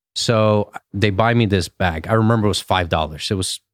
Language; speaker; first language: English; early bilingual, other home language; Russian